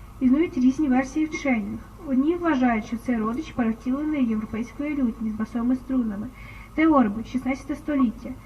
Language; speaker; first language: Ukrainian; native; Ukrainian